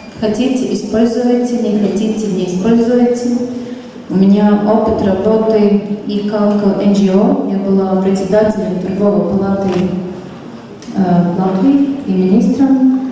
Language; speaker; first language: Russian; non-native, local second language; Latvian